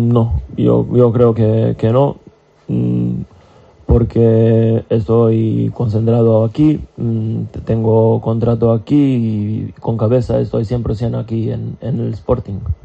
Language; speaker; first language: Spanish; non-native, fluent; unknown